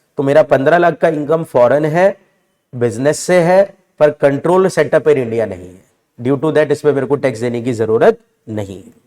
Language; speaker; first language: Hindi; native; Hindi